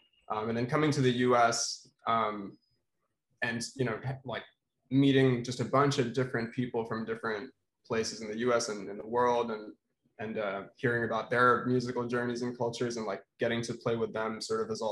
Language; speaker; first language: English; non-native, local second language; Filipino